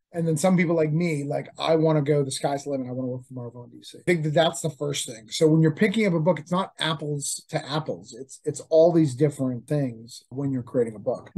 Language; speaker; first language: English; native; English